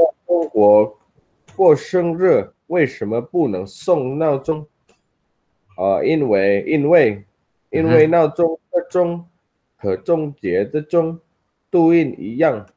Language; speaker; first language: Chinese; non-native, learner; Indonesian